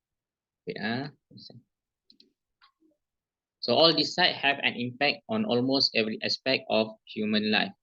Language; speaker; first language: English; non-native, fluent; Malay